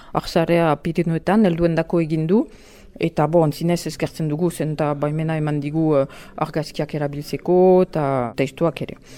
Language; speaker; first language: Basque; non-native, local second language; French